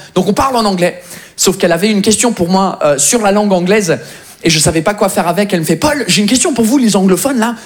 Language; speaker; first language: French; non-native, fluent; English